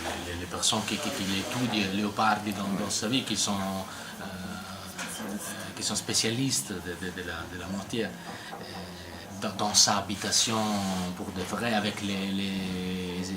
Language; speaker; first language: French; non-native, learner; Italian